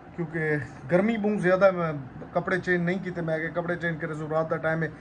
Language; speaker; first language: Urdu; non-native, local second language; Punjabi